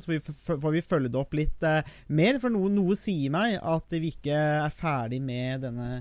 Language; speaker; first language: Norwegian; native; Norwegian